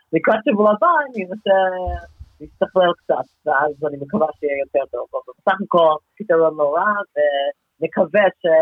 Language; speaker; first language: Hebrew; non-native, fluent; English